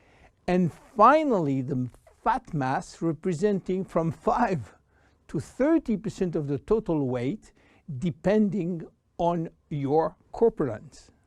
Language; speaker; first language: English; non-native, fluent; French